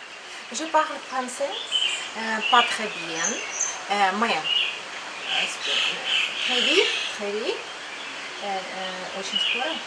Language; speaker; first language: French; non-native, learner; Ukrainian